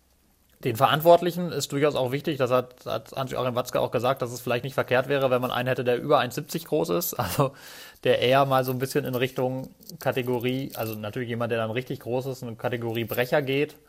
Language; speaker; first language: German; native; German